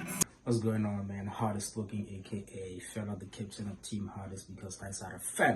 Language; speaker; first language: English; non-native, local second language; Tswana